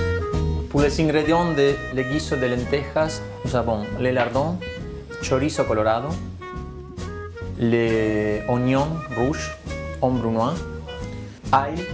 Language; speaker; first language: French; non-native, fluent; Spanish